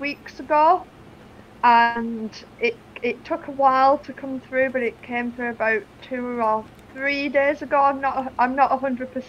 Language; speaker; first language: English; native; English